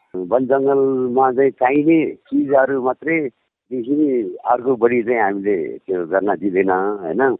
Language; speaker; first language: Nepali; non-native, local second language; Gurung